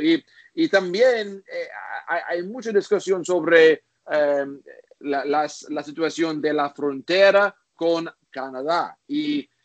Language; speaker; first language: Spanish; non-native, learner; English